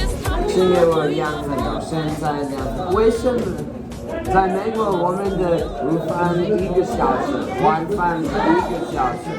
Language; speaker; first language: Chinese; non-native, learner; English